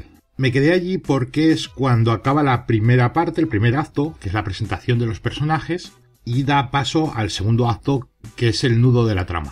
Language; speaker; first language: Spanish; native; Spanish